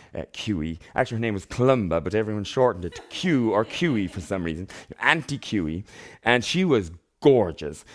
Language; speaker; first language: English; native; English